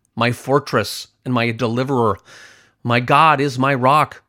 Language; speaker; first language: English; native; English